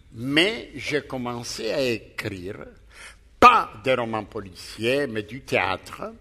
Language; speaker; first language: French; non-native, fluent; Greek